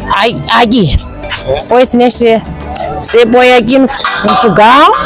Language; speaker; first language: Portuguese; non-native, local second language; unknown